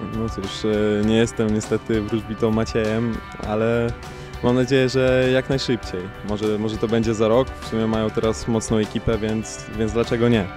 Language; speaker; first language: Polish; early bilingual, other home language; Ukrainian